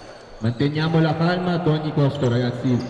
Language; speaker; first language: Italian; non-native, fluent; Filipino